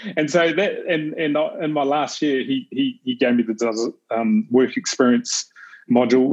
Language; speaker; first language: English; native; English